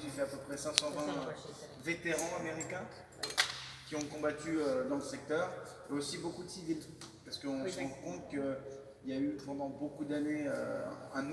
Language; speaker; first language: French; native; French